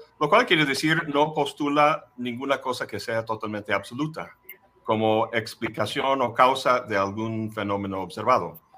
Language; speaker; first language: Spanish; non-native, fluent; English